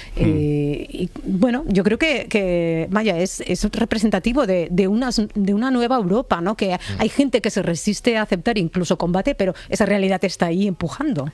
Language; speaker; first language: Spanish; native; Spanish